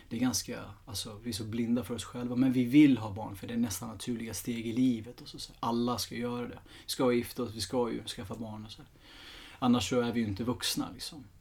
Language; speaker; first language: Swedish; early bilingual, other home language; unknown